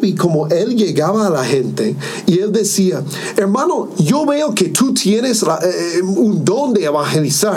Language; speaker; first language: Spanish; non-native, fluent; English